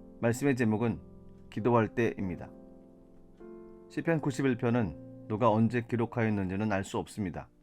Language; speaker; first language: Korean; native; Korean